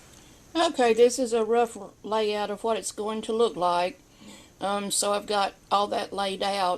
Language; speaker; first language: English; native; English